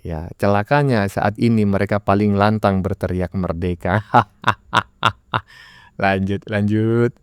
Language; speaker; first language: Indonesian; native; Indonesian